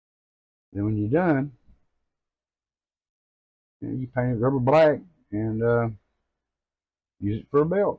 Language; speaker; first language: English; native; English